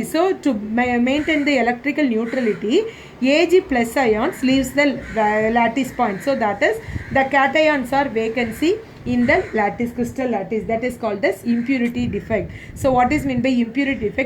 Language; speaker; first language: English; non-native, local second language; Tamil